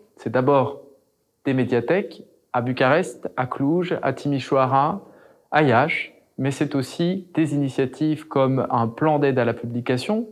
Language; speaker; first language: French; native; French